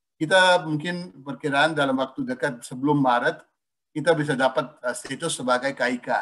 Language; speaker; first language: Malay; non-native, fluent; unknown